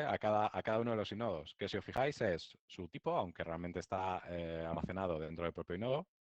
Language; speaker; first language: Spanish; native; Spanish